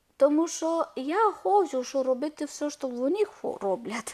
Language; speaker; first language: Ukrainian; non-native, learner; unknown